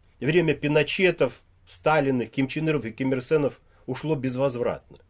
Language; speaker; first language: Russian; native; Russian